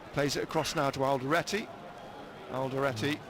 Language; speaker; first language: English; native; English